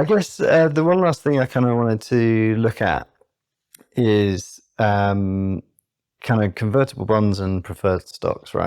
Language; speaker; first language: English; native; English